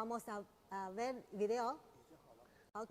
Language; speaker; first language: Spanish; non-native, learner; Chinese